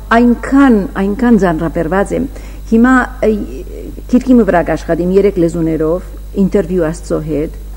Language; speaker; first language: Armenian; early bilingual, heritage; Armenian